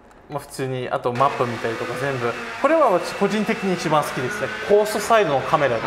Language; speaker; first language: Japanese; non-native, fluent; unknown